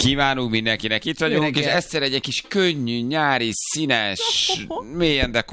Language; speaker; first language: Hungarian; native; Hungarian